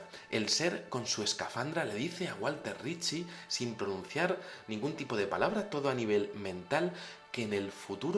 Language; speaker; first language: Spanish; native; Spanish